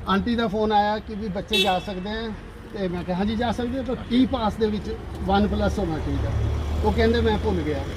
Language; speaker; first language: Hindi; non-native, local second language; Punjabi